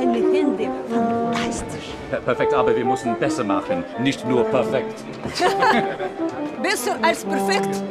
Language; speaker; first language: German; non-native, learner; Russian